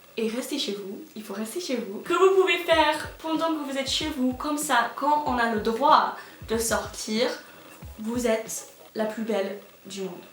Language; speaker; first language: French; non-native, fluent; English